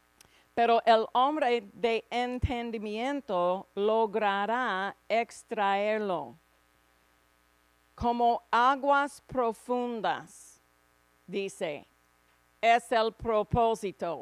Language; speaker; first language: Spanish; non-native, fluent; English